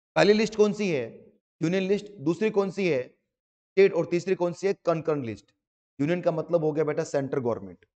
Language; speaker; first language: Hindi; native; Hindi